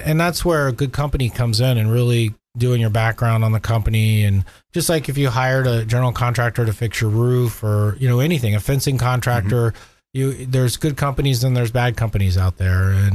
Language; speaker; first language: English; native; English